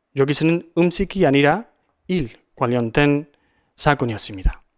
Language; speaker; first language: Korean; non-native, fluent; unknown